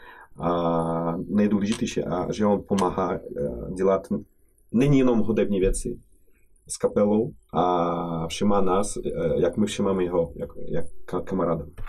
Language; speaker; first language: Czech; non-native, fluent; Russian